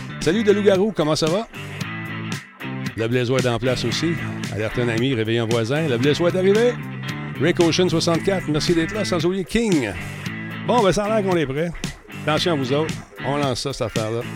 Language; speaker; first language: French; native; French